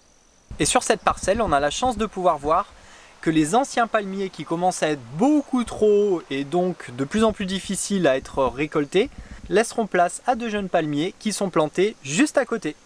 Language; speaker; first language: French; native; French